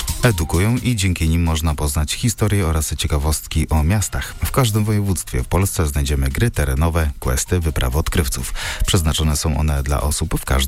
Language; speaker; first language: Polish; native; Polish